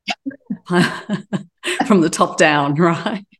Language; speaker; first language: English; native; English